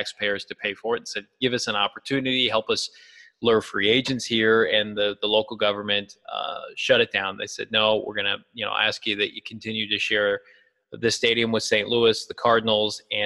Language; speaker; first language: English; native; English